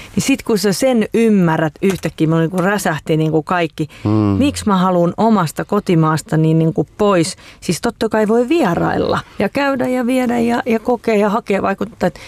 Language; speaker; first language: Finnish; native; Finnish